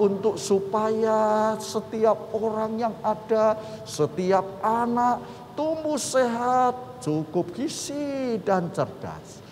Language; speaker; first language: Indonesian; native; Indonesian